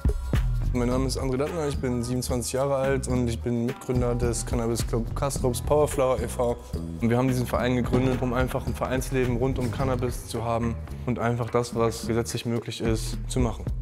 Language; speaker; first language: German; native; German